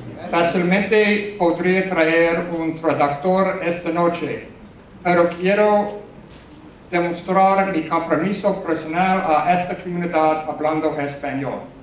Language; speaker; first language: Spanish; non-native, learner; English